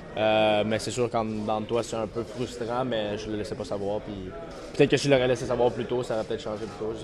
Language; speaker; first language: French; native; French